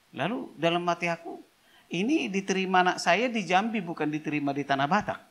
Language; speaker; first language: Indonesian; non-native, local second language; Batak Toba